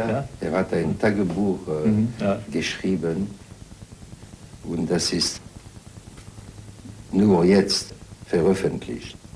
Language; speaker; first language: German; non-native, fluent; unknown